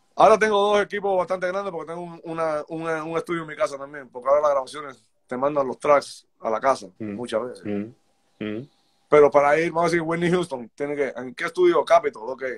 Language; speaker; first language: Spanish; native; Spanish